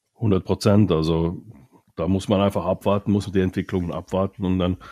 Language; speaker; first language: German; non-native, fluent; Finnish